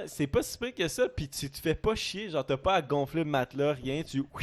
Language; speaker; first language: French; native; French